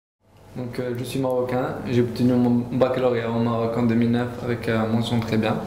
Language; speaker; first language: French; non-native, local second language; Arabic